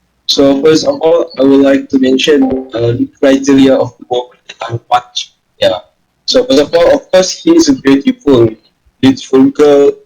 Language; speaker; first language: English; non-native, learner; Malay